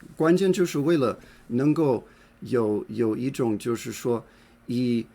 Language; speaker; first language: Chinese; non-native, fluent; English